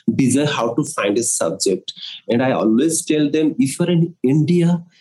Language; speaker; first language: English; non-native, local second language; Odia